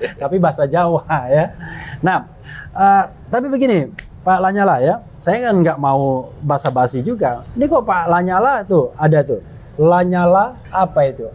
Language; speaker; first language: Indonesian; native; Indonesian